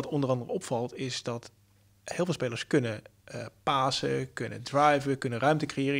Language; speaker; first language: Dutch; native; Dutch